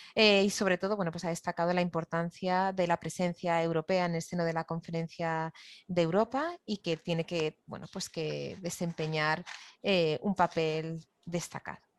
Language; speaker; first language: Spanish; native; Spanish